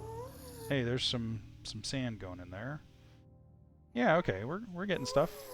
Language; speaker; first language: English; native; English